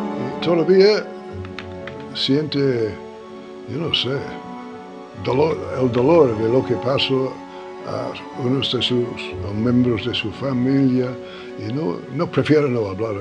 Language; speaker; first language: Spanish; non-native, fluent; English